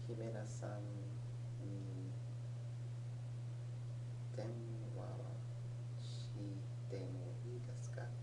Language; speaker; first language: Japanese; non-native, learner; English